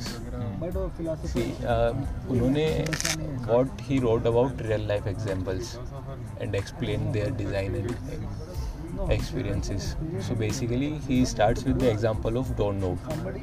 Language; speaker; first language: English; non-native, local second language; Hindi